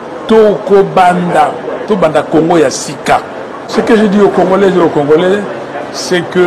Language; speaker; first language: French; non-native, local second language; Lingala